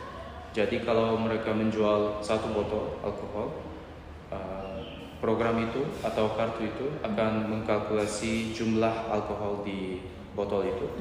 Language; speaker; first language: Indonesian; non-native, learner; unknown